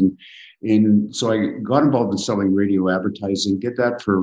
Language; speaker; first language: English; native; English